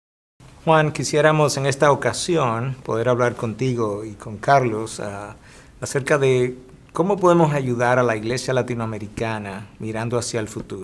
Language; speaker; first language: Spanish; native; Spanish